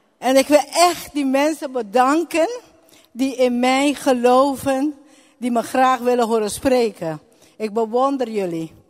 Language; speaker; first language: Dutch; non-native, local second language; Papiamento